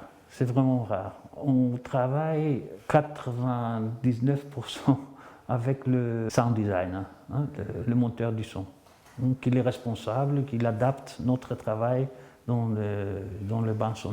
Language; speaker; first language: French; non-native, fluent; Greek